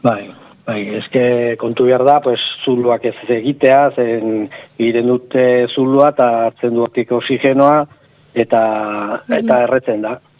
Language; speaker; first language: Basque; non-native, local second language; Spanish